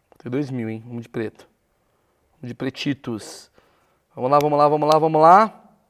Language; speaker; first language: Portuguese; native; Portuguese